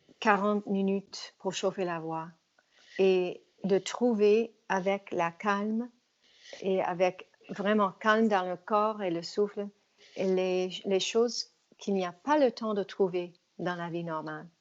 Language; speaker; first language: French; non-native, fluent; English